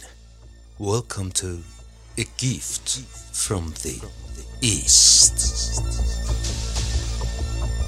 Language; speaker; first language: English; non-native, fluent; Persian